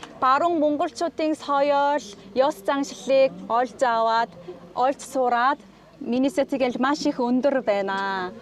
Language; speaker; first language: Mongolian; non-native, learner; Korean